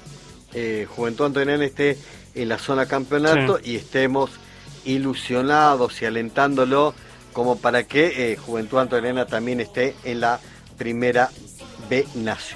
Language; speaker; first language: Spanish; native; Spanish